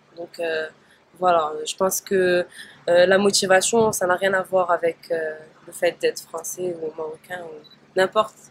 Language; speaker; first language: French; non-native, local second language; Arabic